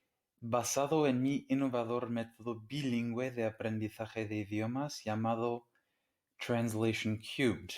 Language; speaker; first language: Spanish; non-native, fluent; English